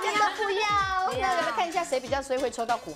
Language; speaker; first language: Chinese; native; Chinese